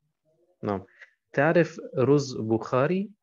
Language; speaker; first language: Arabic; non-native, fluent; German